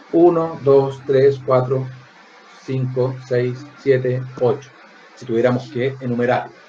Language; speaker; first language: Spanish; native; Spanish